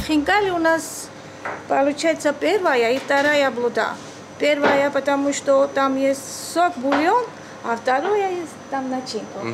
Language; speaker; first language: Russian; non-native, fluent; Georgian